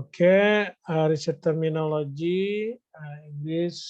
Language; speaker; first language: English; non-native, fluent; Indonesian